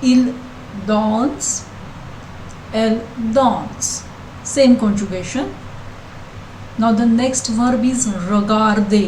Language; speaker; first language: French; non-native, learner; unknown